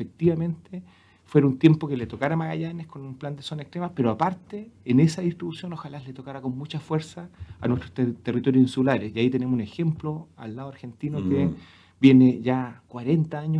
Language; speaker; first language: Spanish; native; Spanish